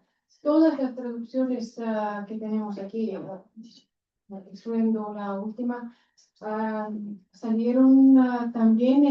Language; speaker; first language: Spanish; non-native, fluent; Bulgarian